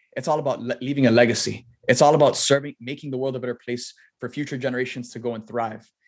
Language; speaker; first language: English; native; English